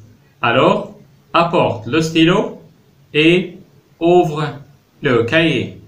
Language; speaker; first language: French; non-native, fluent; Arabic